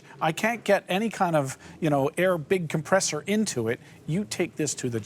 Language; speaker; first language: English; native; English